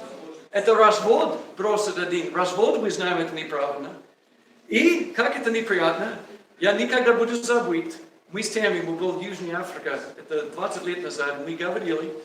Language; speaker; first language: Russian; non-native, learner; English